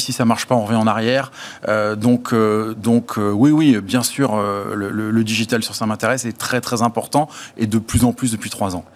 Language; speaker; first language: French; native; French